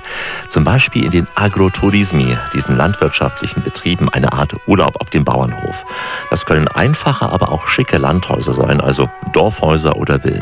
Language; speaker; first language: German; native; German